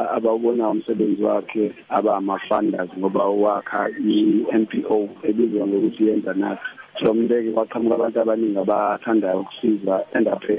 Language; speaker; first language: Zulu; native; Zulu